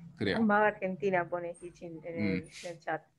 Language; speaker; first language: Spanish; native; Spanish